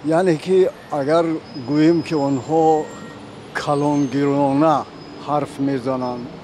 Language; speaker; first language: Persian; native; Persian